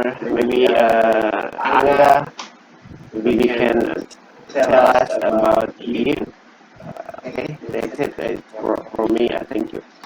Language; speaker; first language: English; non-native, learner; Indonesian